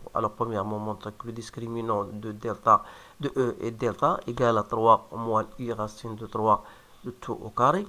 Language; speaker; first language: French; non-native, local second language; Arabic